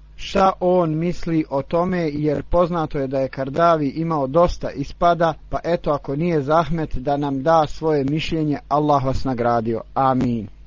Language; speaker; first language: Bosnian; non-native, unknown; Arabic